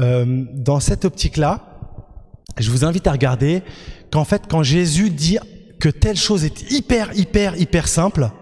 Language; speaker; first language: French; native; French